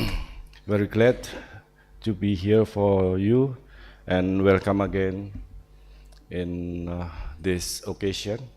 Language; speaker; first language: English; non-native, learner; Indonesian